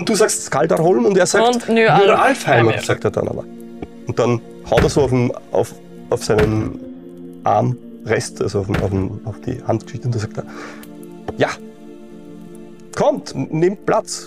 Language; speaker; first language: German; native; German